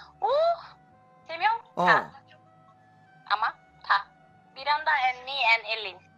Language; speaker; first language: Korean; non-native, learner; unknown